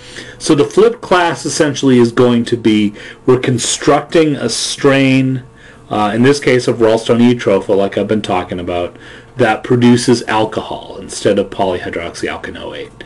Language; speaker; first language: English; native; English